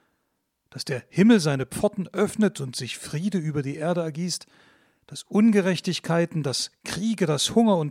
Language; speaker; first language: German; native; German